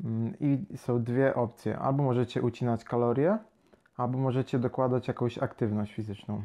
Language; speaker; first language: Polish; native; Polish